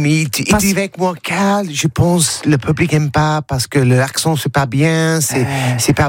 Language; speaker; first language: French; non-native, learner; English